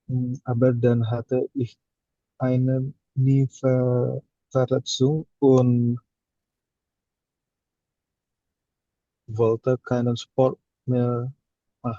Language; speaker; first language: German; non-native, learner; Indonesian